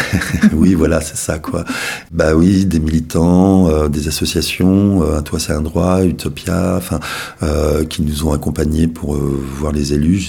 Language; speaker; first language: French; native; French